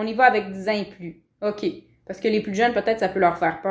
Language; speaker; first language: French; native; French